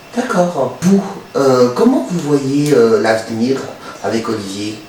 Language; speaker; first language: French; native; French